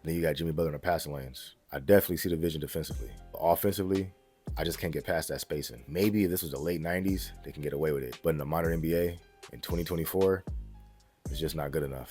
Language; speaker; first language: English; native; English